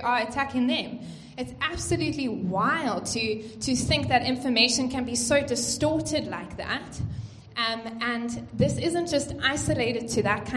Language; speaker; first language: English; native; English